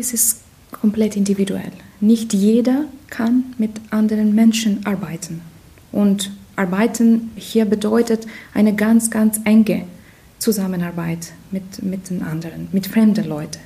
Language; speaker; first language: German; non-native, fluent; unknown